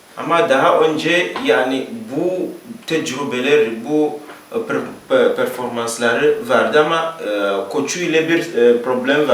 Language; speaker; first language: Turkish; non-native, learner; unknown